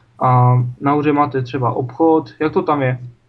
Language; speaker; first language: Czech; native; Czech